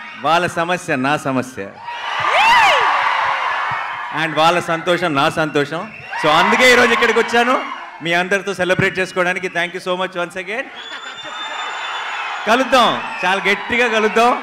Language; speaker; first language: Telugu; native; Telugu